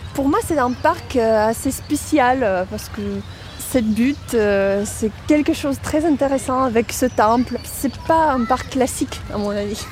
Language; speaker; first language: French; non-native, fluent; Russian